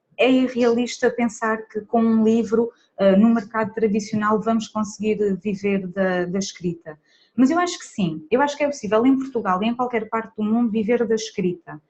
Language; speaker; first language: Portuguese; native; Portuguese